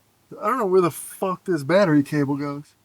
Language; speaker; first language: English; native; English